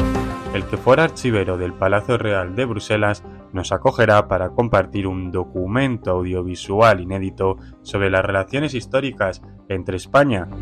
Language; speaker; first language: Spanish; native; Spanish